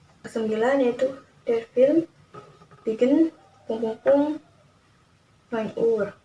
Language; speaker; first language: German; non-native, learner; Indonesian